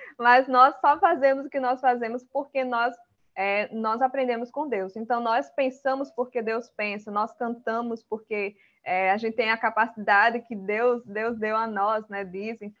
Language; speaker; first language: Portuguese; early bilingual, other home language; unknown